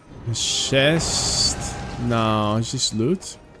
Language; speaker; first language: English; non-native, fluent; Spanish